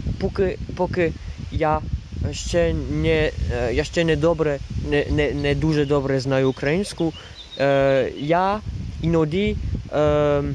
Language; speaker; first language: Ukrainian; non-native, learner; French